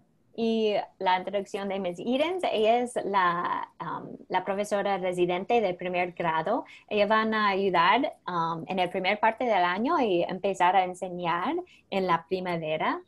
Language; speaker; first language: Spanish; non-native, fluent; English